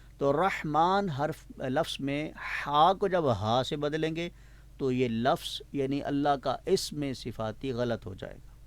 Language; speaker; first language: Urdu; non-native, local second language; Punjabi